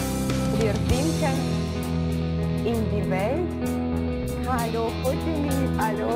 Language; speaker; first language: German; non-native, fluent; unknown